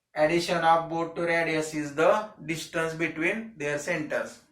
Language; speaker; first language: English; non-native, local second language; Marathi